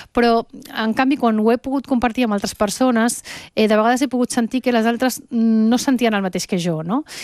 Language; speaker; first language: Catalan; early bilingual, heritage; Catalan